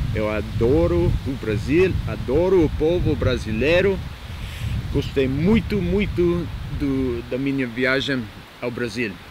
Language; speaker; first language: Portuguese; non-native, fluent; English